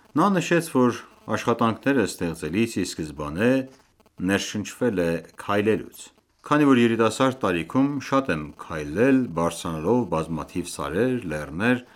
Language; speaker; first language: Armenian; native; Armenian